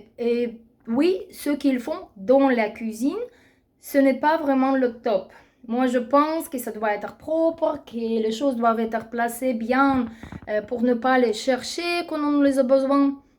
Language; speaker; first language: French; non-native, fluent; Russian